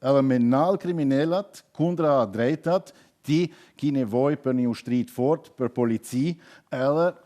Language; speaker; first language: Albanian; non-native, learner; German